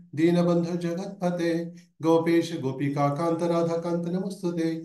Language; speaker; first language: Hindi; non-native, local second language; Marathi